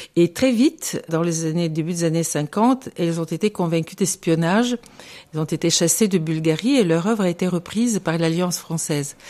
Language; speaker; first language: French; non-native, fluent; Bulgarian